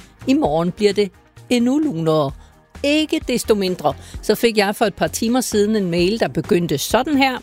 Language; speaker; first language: Danish; native; Danish